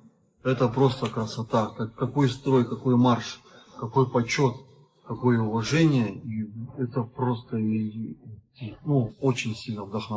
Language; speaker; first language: Russian; native; Russian